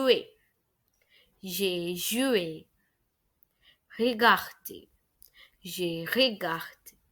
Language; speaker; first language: French; non-native, fluent; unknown